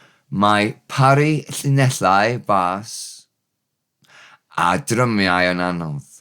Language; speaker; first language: Welsh; non-native, learner; English